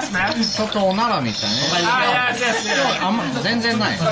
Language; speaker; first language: Japanese; non-native, learner; English